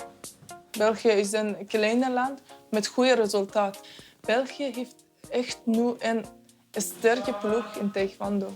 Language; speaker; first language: Dutch; non-native, learner; Persian